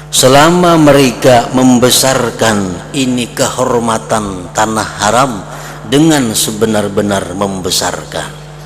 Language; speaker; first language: Indonesian; non-native, local second language; Banjar